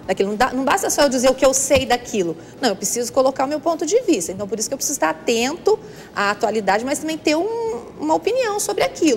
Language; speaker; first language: Portuguese; native; Portuguese